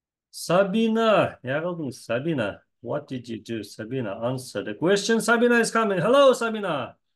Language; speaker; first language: English; non-native, fluent; Kazakh